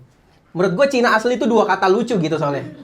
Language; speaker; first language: Indonesian; native; Indonesian